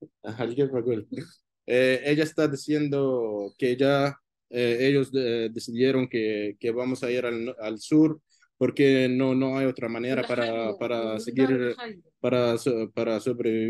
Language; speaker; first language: Spanish; non-native, fluent; Arabic